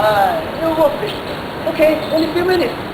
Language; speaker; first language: English; non-native, learner; Cantonese